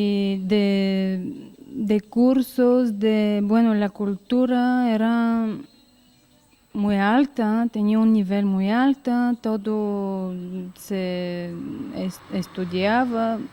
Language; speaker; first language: Spanish; non-native, learner; Bulgarian